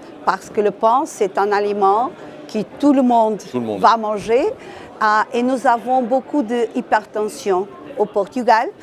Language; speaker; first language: French; non-native, fluent; Portuguese